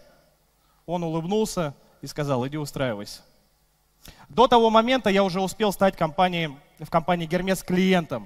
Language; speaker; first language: Russian; native; Russian